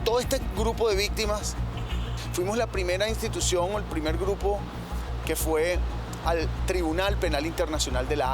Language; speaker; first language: Spanish; native; Spanish